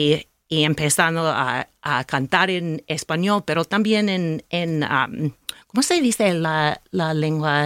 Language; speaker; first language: Spanish; non-native, learner; English